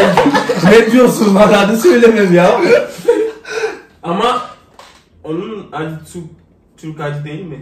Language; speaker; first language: Turkish; non-native, fluent; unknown